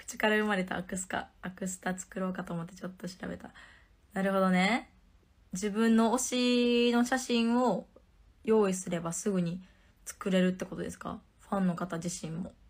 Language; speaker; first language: Japanese; native; Japanese